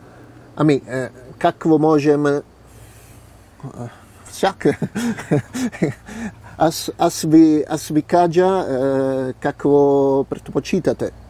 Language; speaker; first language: Bulgarian; non-native, learner; Italian